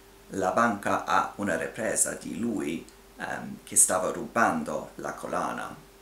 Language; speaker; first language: Italian; non-native, fluent; English